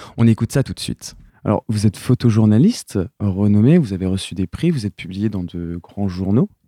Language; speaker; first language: French; native; French